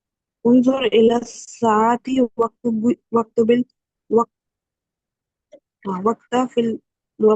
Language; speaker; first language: Arabic; non-native, learner; Urdu